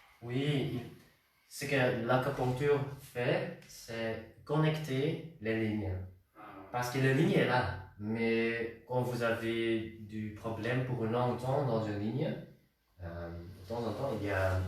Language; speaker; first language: French; non-native, learner; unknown